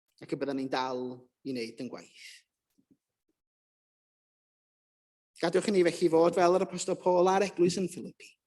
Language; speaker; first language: Welsh; native; Welsh